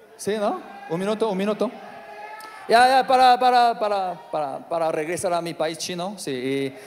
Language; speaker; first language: Spanish; non-native, learner; Korean